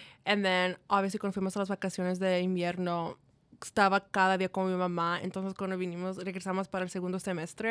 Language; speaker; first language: Spanish; early bilingual, heritage; Spanish